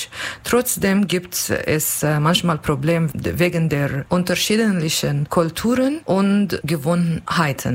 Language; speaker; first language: German; non-native, learner; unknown